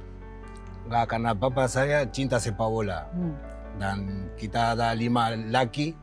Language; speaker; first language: Indonesian; non-native, learner; Spanish